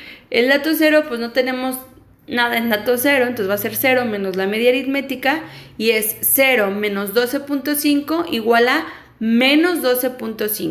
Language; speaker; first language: Spanish; native; Spanish